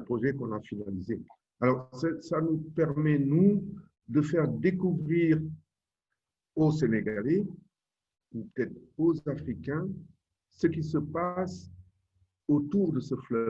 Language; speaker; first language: French; non-native, local second language; Wolof